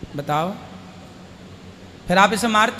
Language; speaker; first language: Hindi; native; Hindi